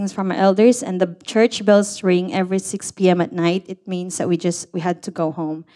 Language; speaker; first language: English; non-native, local second language; Cebuano